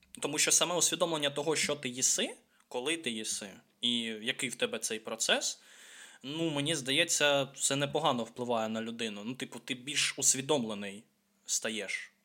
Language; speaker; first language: Ukrainian; native; Ukrainian